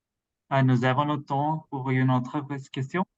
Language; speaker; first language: French; non-native, learner; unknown